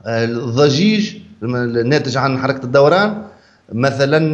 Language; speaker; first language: Arabic; native; Arabic